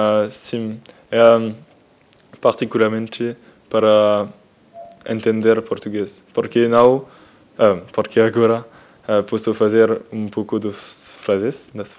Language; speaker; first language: Portuguese; non-native, learner; French